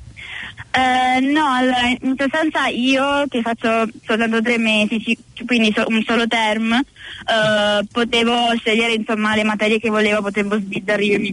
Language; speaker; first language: Italian; native; Italian